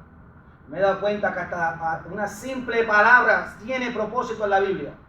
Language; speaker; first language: Spanish; native; Spanish